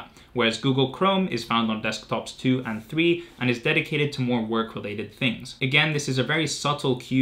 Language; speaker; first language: English; native; English